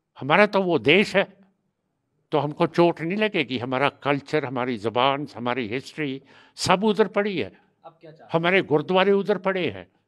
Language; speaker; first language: Hindi; non-native, local second language; Punjabi